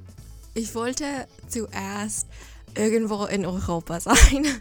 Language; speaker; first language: German; non-native, fluent; English